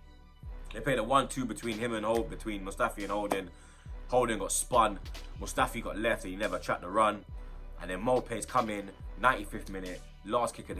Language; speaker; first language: English; native; English